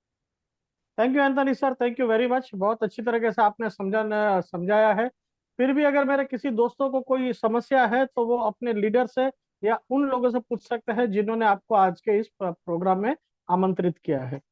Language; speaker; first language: Hindi; native; Hindi